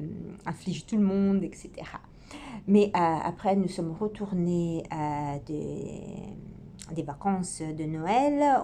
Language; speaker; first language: French; non-native, fluent; Italian